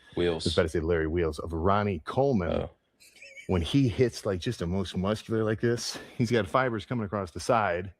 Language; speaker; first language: English; native; English